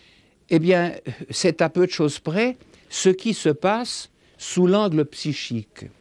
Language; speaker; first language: French; native; French